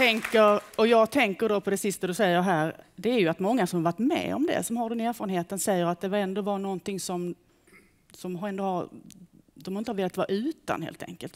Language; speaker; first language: Swedish; native; Swedish